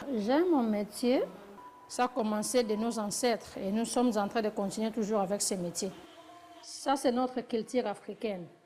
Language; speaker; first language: French; non-native, local second language; Lingala